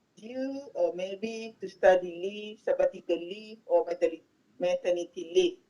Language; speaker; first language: English; non-native, local second language; Malay